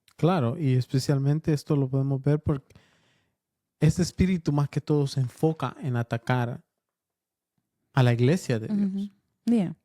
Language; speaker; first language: Spanish; early bilingual, heritage; Spanish